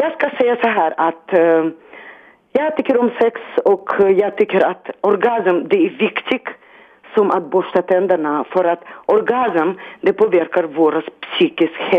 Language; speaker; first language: Swedish; non-native, learner; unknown